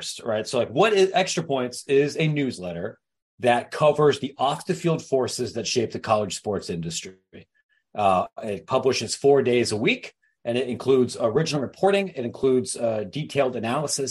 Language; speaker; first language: English; native; English